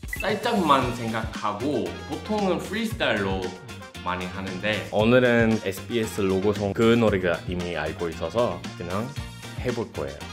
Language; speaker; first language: Korean; non-native, fluent; English